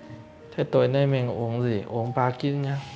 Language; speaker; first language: Vietnamese; non-native, fluent; Chinese